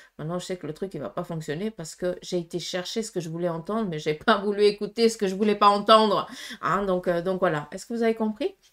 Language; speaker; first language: French; early bilingual, other home language; Portuguese